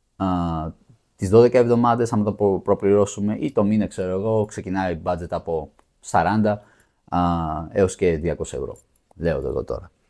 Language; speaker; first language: Greek; native; Greek